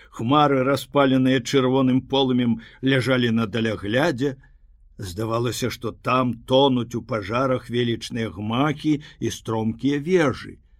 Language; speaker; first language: Belarusian; native; Belarusian